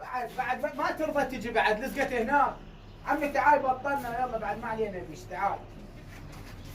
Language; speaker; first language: Arabic; native; Arabic